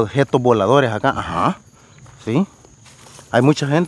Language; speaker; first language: Spanish; native; Spanish